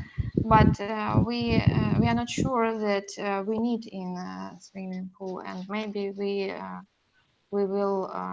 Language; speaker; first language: English; non-native, learner; Russian